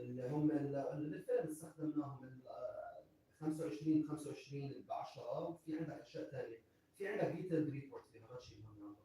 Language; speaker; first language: Arabic; native; Arabic